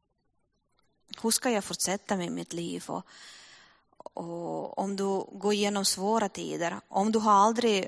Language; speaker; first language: Swedish; non-native, fluent; Russian